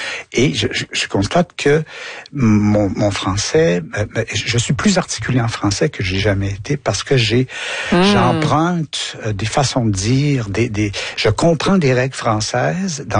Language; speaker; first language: French; native; French